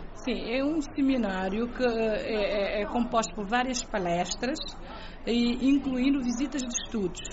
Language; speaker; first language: Portuguese; non-native, local second language; Kabuverdianu